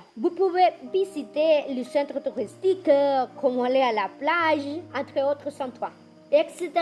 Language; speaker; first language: French; non-native, learner; Spanish